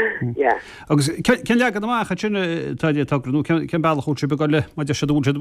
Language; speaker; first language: Irish; native; Irish